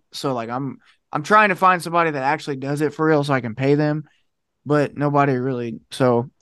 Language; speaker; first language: English; native; English